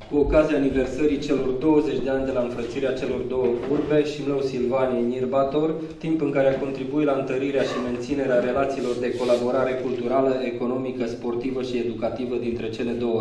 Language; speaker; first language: Romanian; native; Romanian